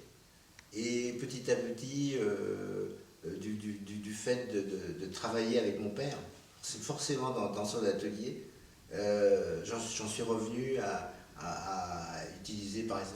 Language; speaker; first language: French; early bilingual, other home language; Korean